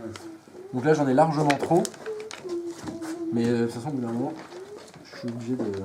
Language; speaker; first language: French; native; French